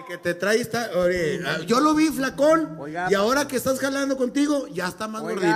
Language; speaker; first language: Spanish; native; Spanish